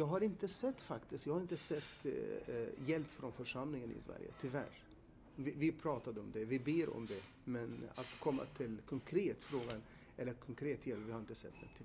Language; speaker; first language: Swedish; non-native, fluent; Arabic